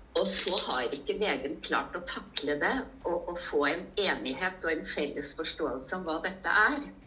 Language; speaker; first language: Norwegian; native; Norwegian